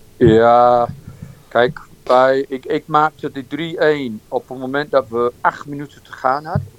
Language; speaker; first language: Dutch; non-native, fluent; English